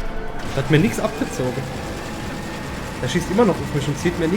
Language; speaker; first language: German; native; German